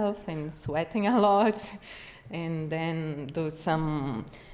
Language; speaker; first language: English; non-native, learner; Portuguese